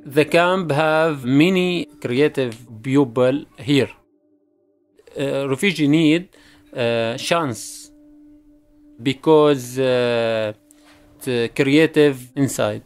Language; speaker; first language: English; non-native, learner; Arabic